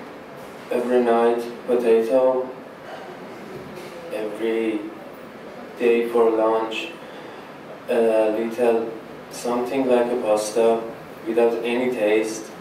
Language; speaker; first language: English; non-native, learner; Persian